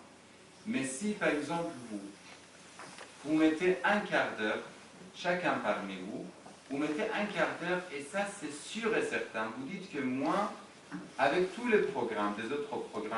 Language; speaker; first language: French; non-native, fluent; Arabic